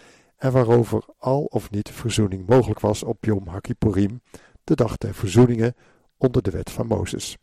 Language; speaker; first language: Dutch; native; Dutch